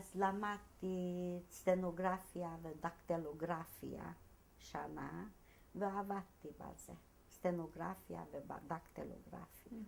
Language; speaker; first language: Hebrew; non-native, fluent; Hungarian